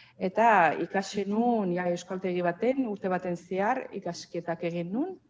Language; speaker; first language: Basque; non-native, learner; Azerbaijani